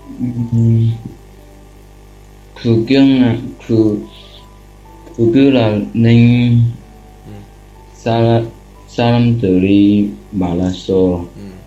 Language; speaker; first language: Korean; non-native, learner; Chinese